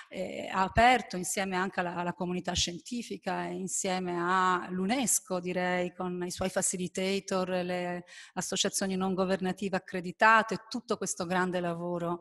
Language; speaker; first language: Italian; native; Italian